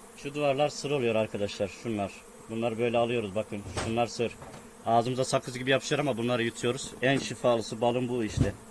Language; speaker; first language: Turkish; native; Turkish